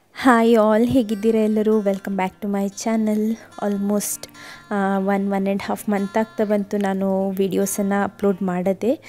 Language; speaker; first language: Kannada; native; Kannada